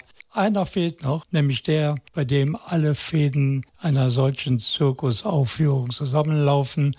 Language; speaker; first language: German; native; German